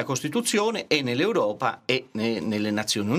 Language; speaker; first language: Italian; native; Italian